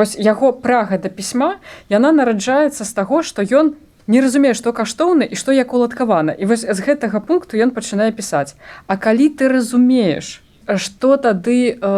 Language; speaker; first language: Belarusian; non-native, local second language; Russian